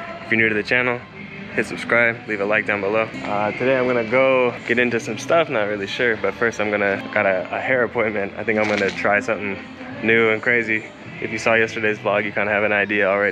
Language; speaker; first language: English; native; English